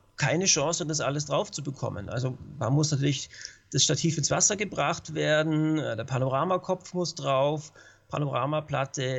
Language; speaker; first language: German; native; German